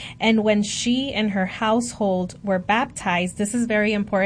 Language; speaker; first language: English; early bilingual, other home language; Spanish